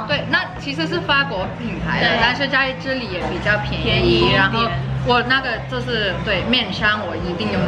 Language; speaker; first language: Chinese; non-native, local second language; Cantonese